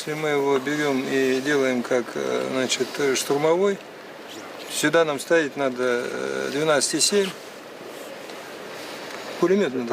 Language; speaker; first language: Russian; native; Russian